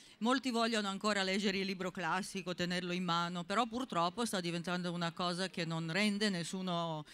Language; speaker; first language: Italian; non-native, fluent; Serbian